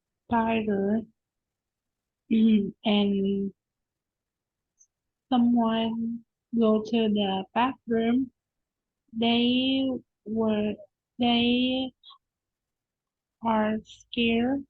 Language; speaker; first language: English; non-native, learner; Vietnamese